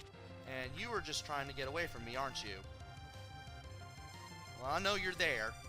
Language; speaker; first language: English; native; English